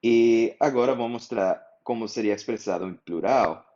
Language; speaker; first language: Portuguese; non-native, fluent; English